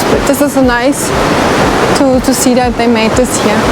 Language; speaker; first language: English; non-native, learner; German